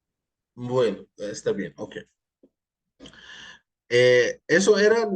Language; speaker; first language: Spanish; non-native, fluent; Arabic